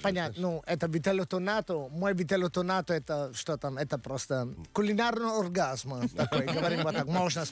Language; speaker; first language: Russian; non-native, learner; Italian